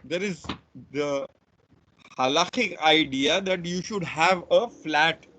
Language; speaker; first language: English; non-native, local second language; Marathi